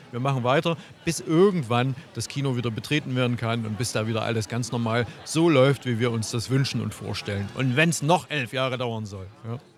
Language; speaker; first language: German; native; German